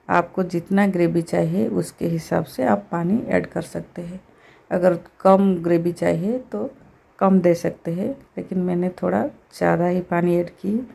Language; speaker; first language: Hindi; native; Hindi